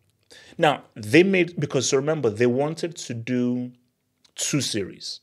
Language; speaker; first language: English; native; English